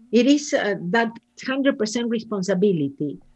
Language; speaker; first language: English; non-native, fluent; Spanish